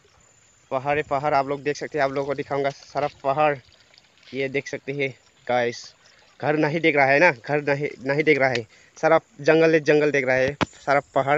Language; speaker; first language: Hindi; non-native, local second language; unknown